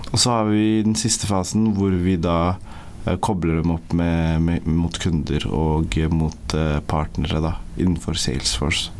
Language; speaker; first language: Norwegian; early bilingual, other home language; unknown